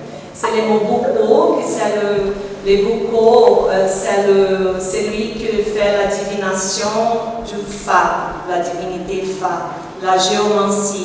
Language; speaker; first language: French; non-native, fluent; Portuguese